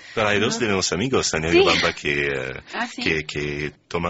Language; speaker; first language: Spanish; non-native, fluent; French